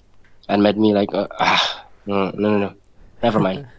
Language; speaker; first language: English; non-native, learner; Indonesian